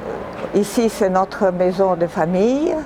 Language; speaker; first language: French; non-native, fluent; Serbian